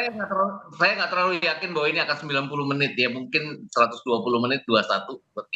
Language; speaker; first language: Indonesian; native; Indonesian